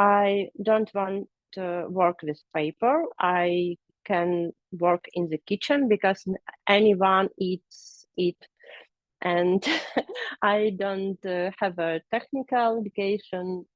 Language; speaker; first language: English; non-native, learner; Ukrainian